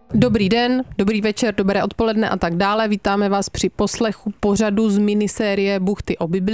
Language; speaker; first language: Czech; native; Czech